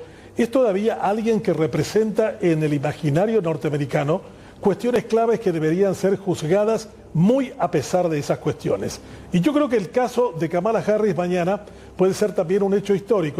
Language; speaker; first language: Spanish; native; Spanish